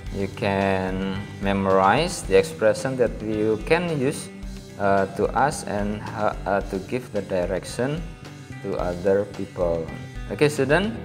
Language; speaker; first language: English; non-native, fluent; Indonesian